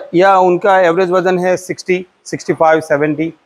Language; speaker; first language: Hindi; non-native, local second language; Gujarati